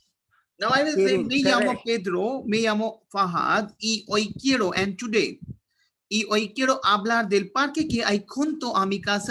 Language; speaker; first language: Spanish; non-native, learner; Hindi